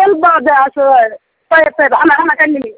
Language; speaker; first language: Arabic; non-native, learner; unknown